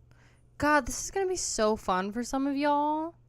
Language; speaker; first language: English; native; English